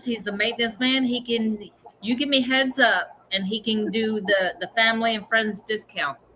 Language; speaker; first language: English; native; English